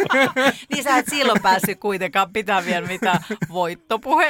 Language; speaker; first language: Finnish; native; Finnish